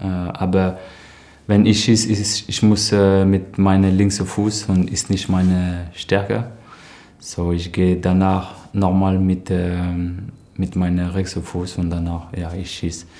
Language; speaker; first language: German; non-native, learner; French